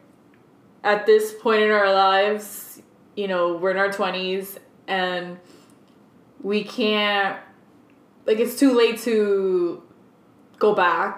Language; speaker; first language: English; early bilingual, other home language; Spanish